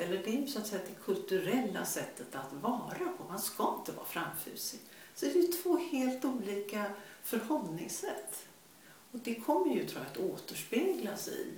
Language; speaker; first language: Swedish; native; Swedish